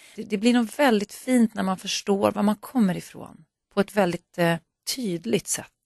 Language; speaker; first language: Swedish; native; Swedish